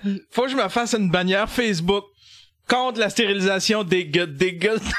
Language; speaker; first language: French; native; French